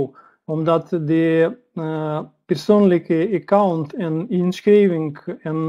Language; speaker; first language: Dutch; non-native, learner; Russian